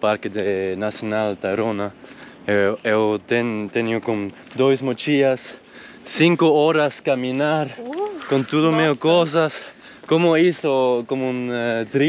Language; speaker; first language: Portuguese; non-native, learner; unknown